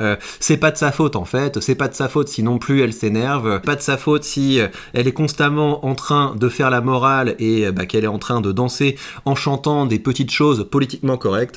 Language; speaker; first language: French; native; French